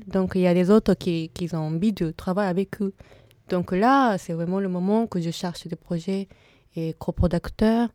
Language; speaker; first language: French; non-native, fluent; Japanese